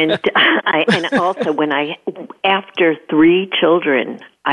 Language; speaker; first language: English; native; English